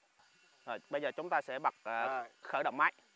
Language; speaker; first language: Vietnamese; native; Vietnamese